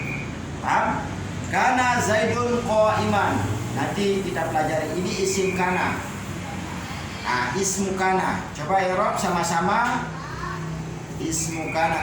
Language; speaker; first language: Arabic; non-native, fluent; Indonesian